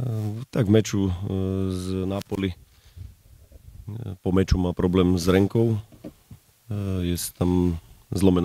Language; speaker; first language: Polish; non-native, learner; Slovak